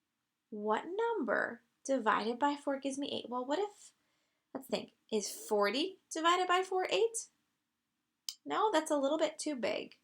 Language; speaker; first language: English; native; English